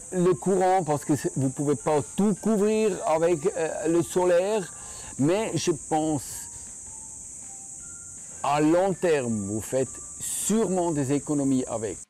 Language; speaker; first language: French; non-native, fluent; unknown